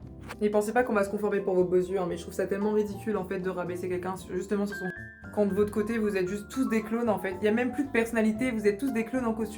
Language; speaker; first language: French; native; French